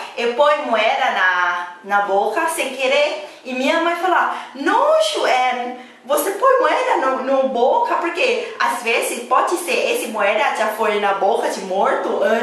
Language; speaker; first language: Portuguese; non-native, learner; Thai